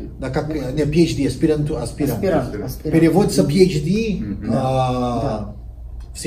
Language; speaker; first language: Russian; non-native, learner; Portuguese